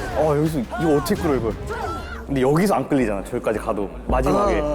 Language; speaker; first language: Korean; native; Korean